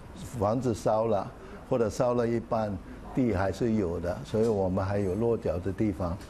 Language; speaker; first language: Chinese; early bilingual, heritage; Chinese